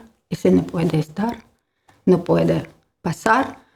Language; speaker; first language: Spanish; non-native, learner; Ukrainian